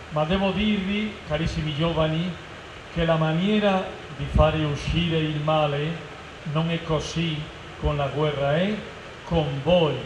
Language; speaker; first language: Italian; non-native, fluent; Spanish